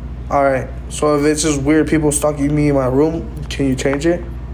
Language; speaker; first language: English; early bilingual, other home language; Spanish